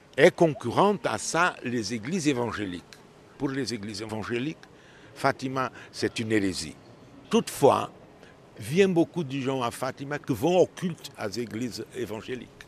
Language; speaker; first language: French; non-native, fluent; Portuguese